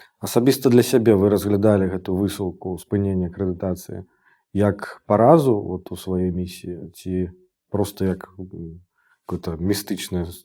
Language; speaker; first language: Belarusian; non-native, local second language; Russian